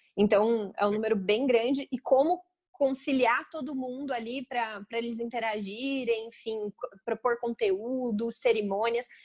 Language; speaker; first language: Portuguese; native; Portuguese